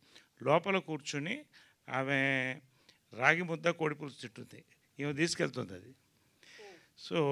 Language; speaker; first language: Telugu; native; Telugu